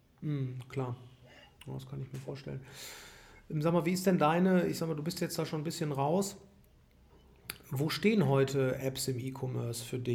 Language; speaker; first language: German; native; German